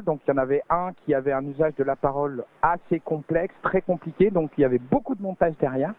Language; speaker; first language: French; native; French